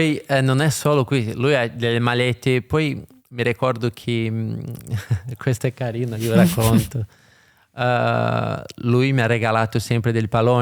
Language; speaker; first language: Italian; non-native, fluent; Portuguese